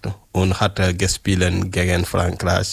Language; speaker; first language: German; non-native, learner; French